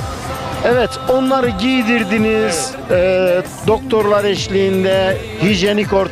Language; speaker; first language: Turkish; native; Turkish